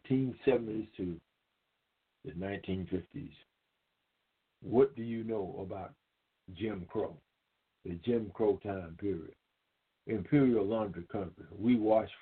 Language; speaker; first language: English; native; English